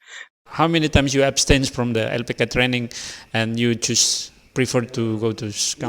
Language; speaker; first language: English; non-native, learner; Indonesian